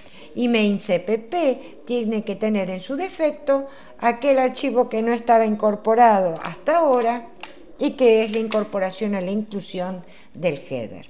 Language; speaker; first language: Spanish; native; Spanish